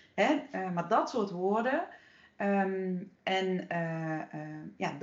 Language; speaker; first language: Dutch; native; Dutch